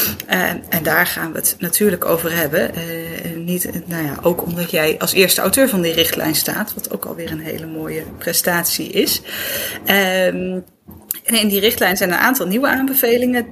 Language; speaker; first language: Dutch; native; Dutch